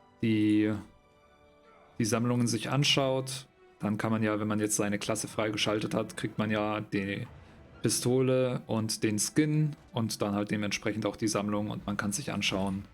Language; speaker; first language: German; native; German